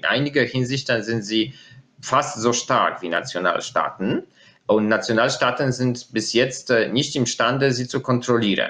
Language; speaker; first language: German; non-native, fluent; Polish